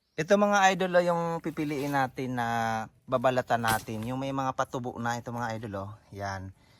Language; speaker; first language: Filipino; non-native, local second language; Cebuano